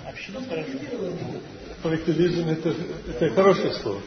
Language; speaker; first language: Russian; non-native, fluent; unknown